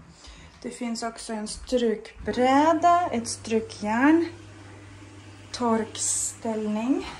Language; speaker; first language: Swedish; non-native, fluent; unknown